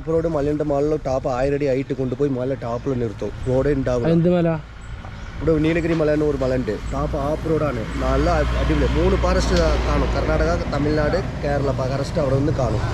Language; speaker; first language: Malayalam; non-native, local second language; Tamil